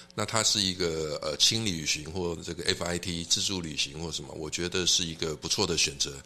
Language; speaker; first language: Chinese; native; Chinese